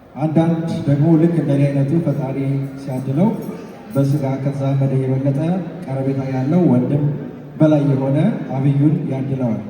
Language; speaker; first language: Amharic; early bilingual, heritage; Amharic